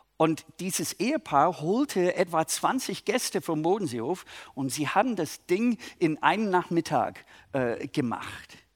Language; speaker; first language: German; non-native, fluent; English